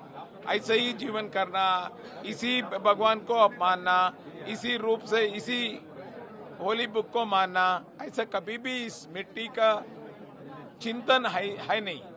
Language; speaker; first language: Hindi; non-native, local second language; Kannada